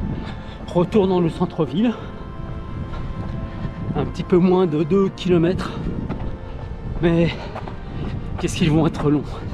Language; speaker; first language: French; native; French